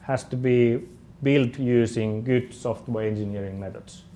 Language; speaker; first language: English; non-native, fluent; Finnish